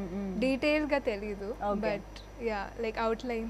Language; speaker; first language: Telugu; non-native, fluent; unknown